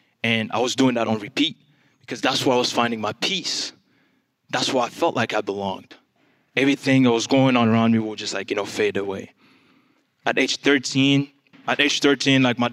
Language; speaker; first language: English; non-native, fluent; French